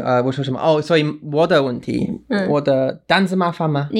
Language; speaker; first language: Chinese; non-native, learner; English